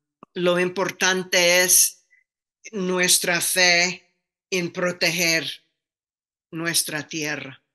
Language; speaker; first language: Spanish; non-native, fluent; English